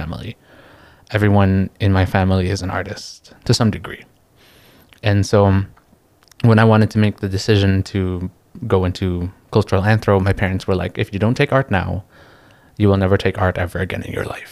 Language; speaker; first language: English; non-native, local second language; Filipino